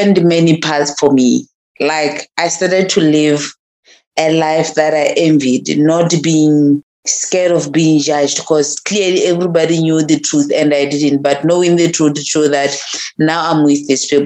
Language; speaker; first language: English; non-native, local second language; Tswana